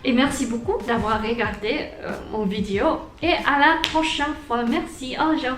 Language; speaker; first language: French; non-native, learner; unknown